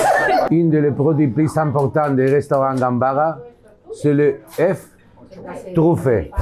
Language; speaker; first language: French; non-native, learner; Basque